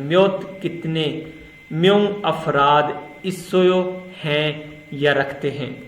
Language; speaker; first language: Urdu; non-native, local second language; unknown